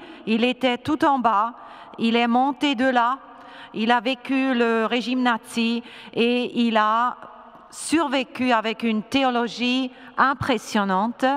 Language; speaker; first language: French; non-native, fluent; German